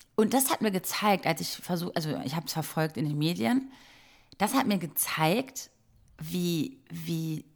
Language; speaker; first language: German; early bilingual, other home language; Croatian